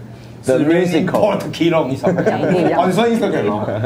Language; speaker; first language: Chinese; native; Chinese